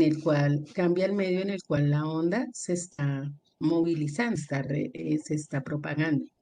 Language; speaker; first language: Spanish; native; Spanish